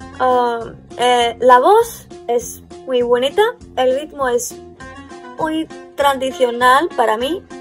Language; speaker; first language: Spanish; non-native, learner; Greek